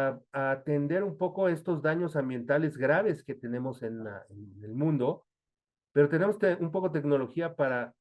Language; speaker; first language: Spanish; native; Spanish